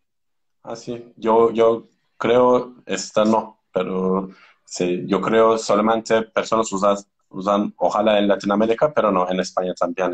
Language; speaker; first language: Spanish; non-native, learner; Turkish